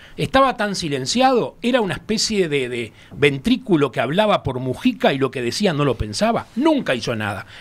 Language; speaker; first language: Spanish; native; Spanish